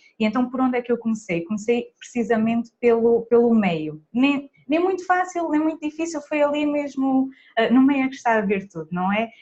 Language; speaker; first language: Portuguese; native; Portuguese